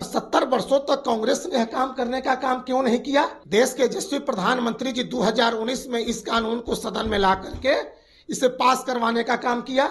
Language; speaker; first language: Hindi; native; Hindi